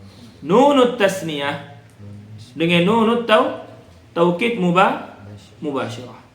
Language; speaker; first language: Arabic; non-native, fluent; Malay